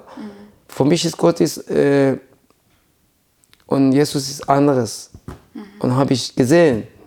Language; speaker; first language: German; non-native, learner; Persian